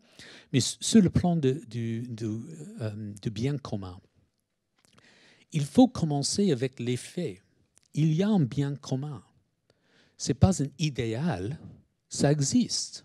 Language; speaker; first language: French; non-native, fluent; English